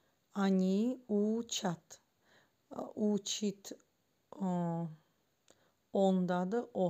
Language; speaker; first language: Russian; non-native, fluent; Azerbaijani